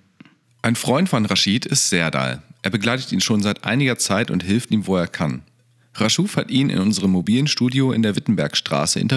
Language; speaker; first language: German; native; German